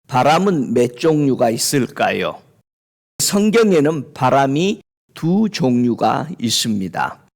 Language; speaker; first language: Korean; native; Korean